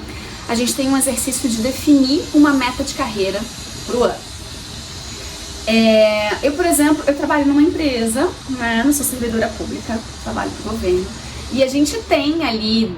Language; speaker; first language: Portuguese; native; Portuguese